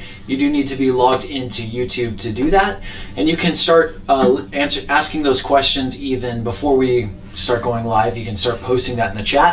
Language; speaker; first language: English; native; English